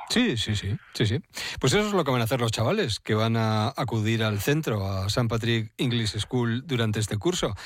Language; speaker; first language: Spanish; native; Spanish